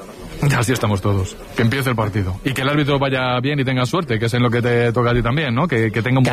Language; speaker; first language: Spanish; native; Spanish